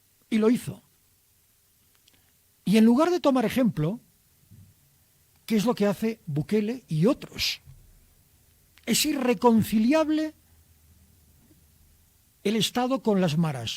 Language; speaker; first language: Spanish; native; Spanish